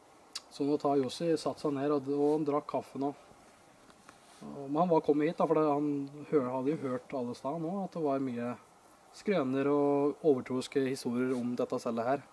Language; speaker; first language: Norwegian; native; Norwegian